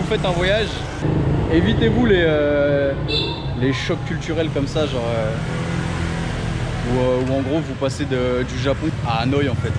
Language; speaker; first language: French; native; French